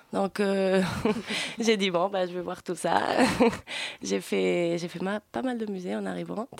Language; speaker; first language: French; early bilingual, other home language; Spanish